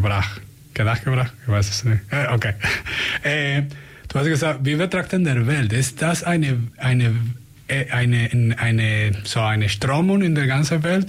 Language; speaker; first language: German; non-native, fluent; Spanish